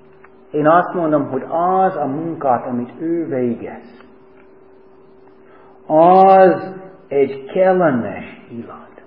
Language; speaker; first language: Hungarian; non-native, fluent; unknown